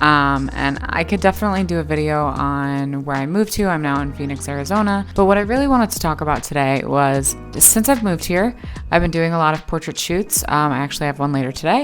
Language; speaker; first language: English; native; English